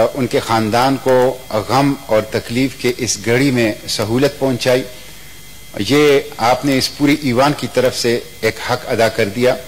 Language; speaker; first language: Urdu; non-native, local second language; Pashto